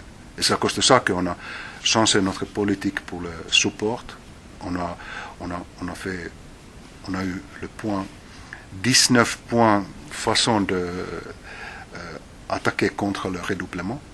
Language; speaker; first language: French; non-native, fluent; Finnish